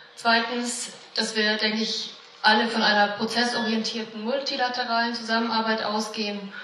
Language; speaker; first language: German; native; German